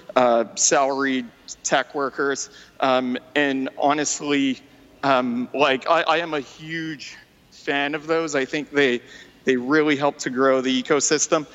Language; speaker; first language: English; non-native, fluent; French